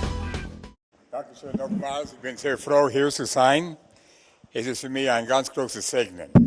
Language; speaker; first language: German; non-native, fluent; English